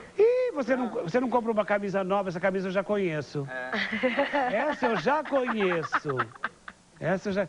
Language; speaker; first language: Portuguese; native; Portuguese